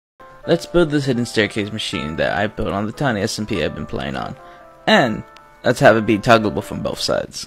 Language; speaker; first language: English; native; English